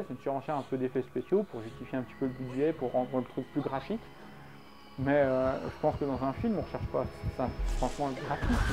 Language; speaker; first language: French; native; French